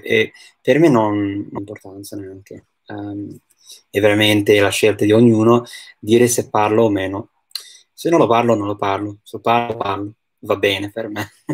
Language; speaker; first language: Italian; non-native, fluent; English